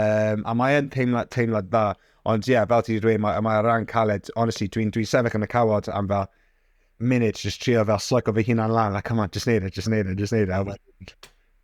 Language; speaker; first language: Welsh; non-native, local second language; English